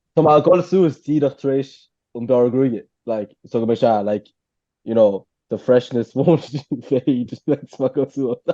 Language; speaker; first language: Irish; native; Irish